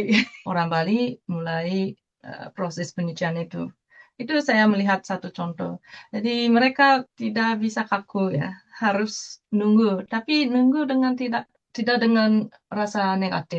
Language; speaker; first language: Indonesian; non-native, fluent; Japanese